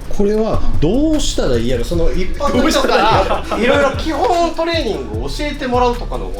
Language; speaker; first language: Japanese; native; Japanese